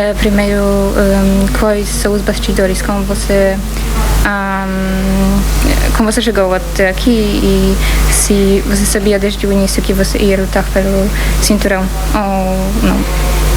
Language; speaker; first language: Portuguese; non-native, fluent; Polish